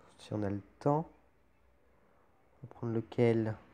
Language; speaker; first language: French; native; French